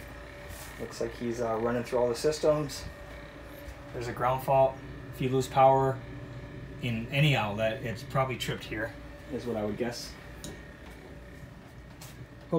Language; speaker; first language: English; native; English